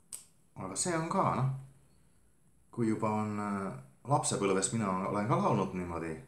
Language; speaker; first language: Estonian; non-native, fluent; Finnish